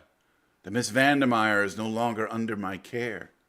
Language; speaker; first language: English; native; English